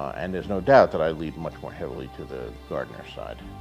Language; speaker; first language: English; native; English